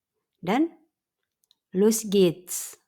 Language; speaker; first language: German; non-native, fluent; Indonesian